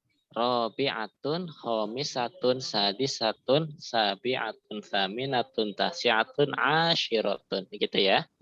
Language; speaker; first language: Arabic; non-native, fluent; Indonesian